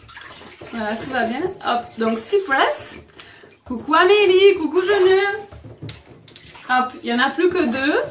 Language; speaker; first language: French; native; French